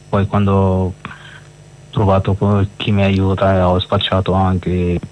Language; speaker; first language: Italian; non-native, learner; Arabic